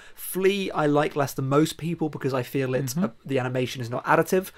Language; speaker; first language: English; native; English